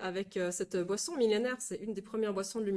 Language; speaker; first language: French; native; French